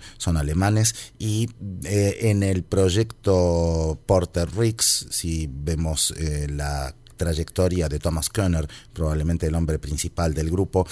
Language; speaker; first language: Spanish; native; Spanish